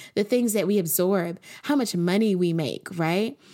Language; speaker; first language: English; native; English